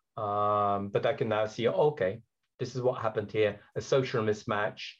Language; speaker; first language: English; non-native, fluent; Dutch